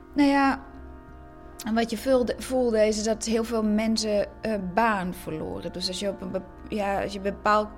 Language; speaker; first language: Dutch; non-native, fluent; Croatian